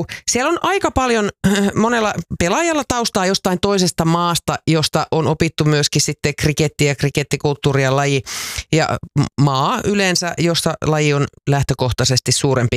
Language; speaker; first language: Finnish; native; Finnish